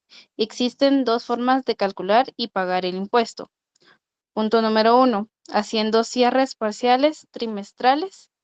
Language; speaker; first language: Spanish; native; Spanish